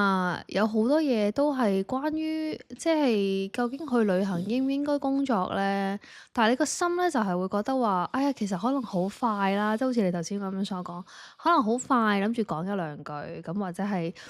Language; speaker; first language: Cantonese; native; Cantonese